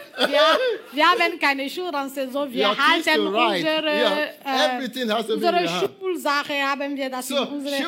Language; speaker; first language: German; non-native, learner; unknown